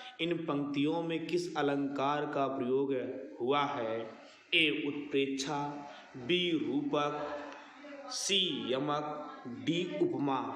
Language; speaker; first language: Hindi; native; Hindi